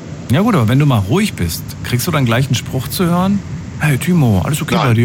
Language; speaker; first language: German; native; German